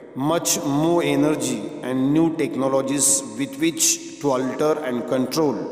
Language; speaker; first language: English; non-native, local second language; Marathi